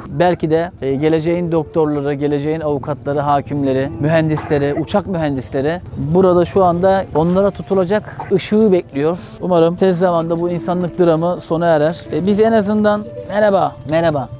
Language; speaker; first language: Turkish; native; Turkish